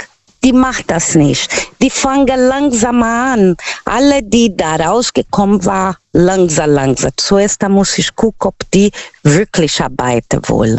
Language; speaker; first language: German; non-native, learner; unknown